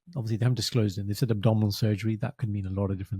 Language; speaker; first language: English; early bilingual, other home language; Punjabi